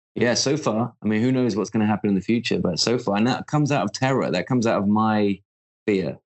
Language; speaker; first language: English; native; English